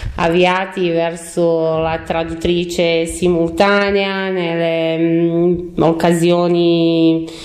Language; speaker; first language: Italian; non-native, fluent; Croatian